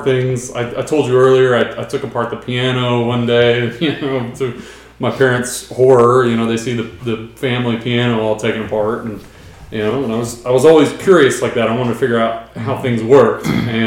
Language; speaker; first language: English; native; English